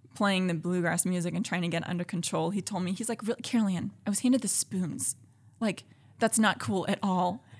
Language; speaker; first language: English; native; English